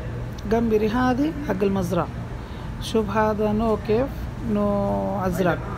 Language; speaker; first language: Arabic; non-native, learner; Bangla